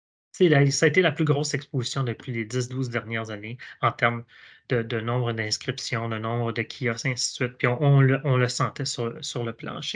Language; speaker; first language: French; native; French